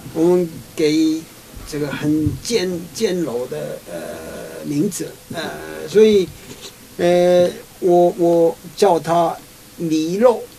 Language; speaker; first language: Chinese; non-native, fluent; Korean